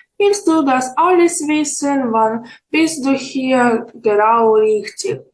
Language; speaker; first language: German; non-native, fluent; Ukrainian